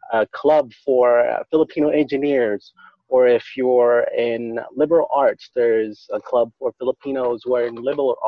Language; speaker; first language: English; non-native, local second language; Filipino